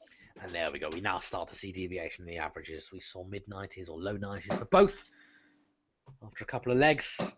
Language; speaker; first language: English; native; English